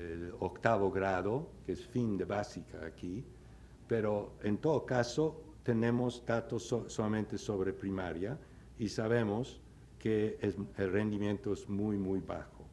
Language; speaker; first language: Spanish; non-native, fluent; English